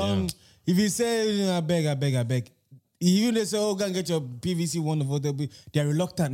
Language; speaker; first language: English; non-native, local second language; Igbo